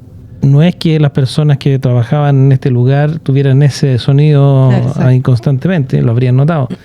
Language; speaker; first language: Spanish; native; Spanish